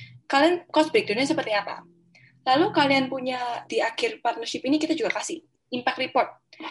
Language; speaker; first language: Indonesian; native; Indonesian